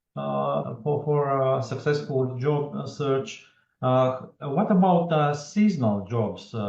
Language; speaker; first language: English; non-native, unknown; Latvian